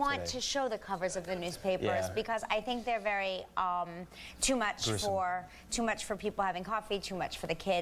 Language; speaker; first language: English; native; English